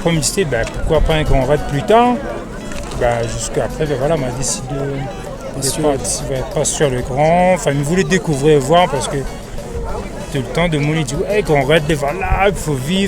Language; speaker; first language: French; non-native, local second language; Réunion Creole French